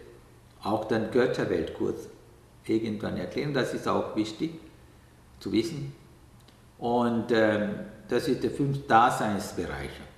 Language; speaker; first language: German; non-native, learner; Sinhala